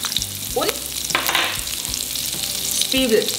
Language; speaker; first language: German; non-native, learner; Thai